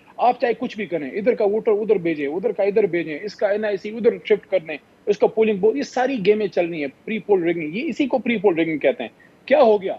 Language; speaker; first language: Urdu; non-native, local second language; Pashto